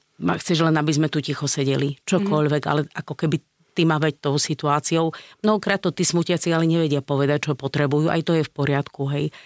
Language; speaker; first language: Slovak; native; Slovak